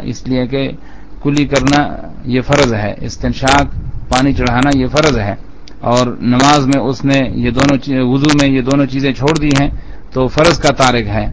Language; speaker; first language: Urdu; non-native, local second language; Pashto